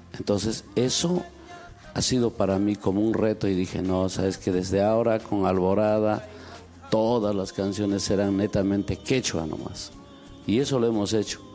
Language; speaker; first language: Spanish; non-native, local second language; Quechua